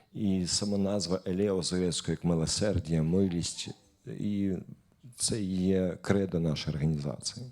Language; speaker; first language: Ukrainian; non-native, local second language; Russian